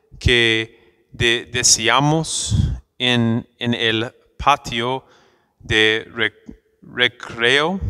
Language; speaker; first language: Spanish; non-native, fluent; English